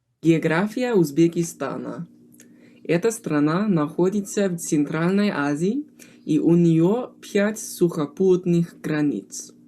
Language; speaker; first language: Russian; non-native, learner; English